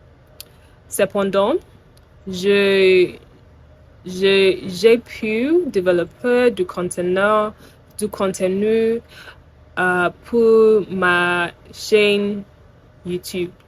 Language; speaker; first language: French; non-native, learner; English